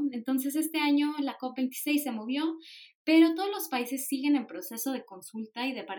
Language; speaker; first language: Spanish; native; Spanish